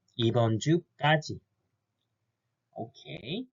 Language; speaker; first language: Korean; non-native, fluent; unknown